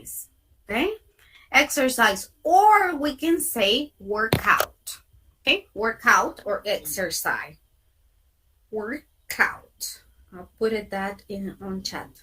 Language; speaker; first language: English; non-native, fluent; Spanish